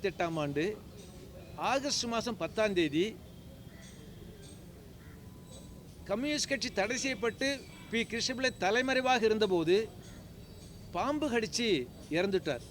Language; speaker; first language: Tamil; native; Tamil